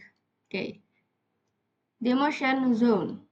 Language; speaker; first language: English; non-native, learner; Indonesian